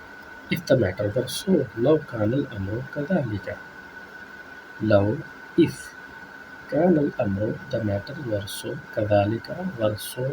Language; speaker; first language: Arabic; non-native, fluent; Urdu